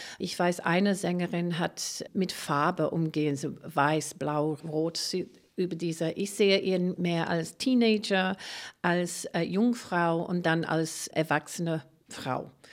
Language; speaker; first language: German; non-native, fluent; English